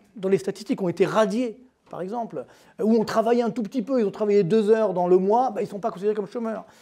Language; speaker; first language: French; native; French